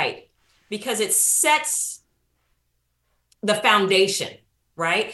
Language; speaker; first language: English; native; English